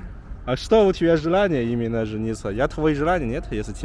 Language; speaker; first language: Russian; non-native, learner; Chinese